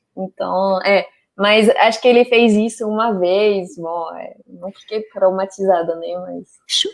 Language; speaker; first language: Portuguese; non-native, fluent; French